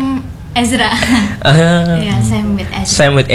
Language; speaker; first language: English; non-native, learner; Indonesian